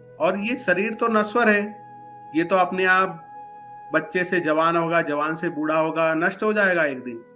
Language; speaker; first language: Hindi; non-native, local second language; Marathi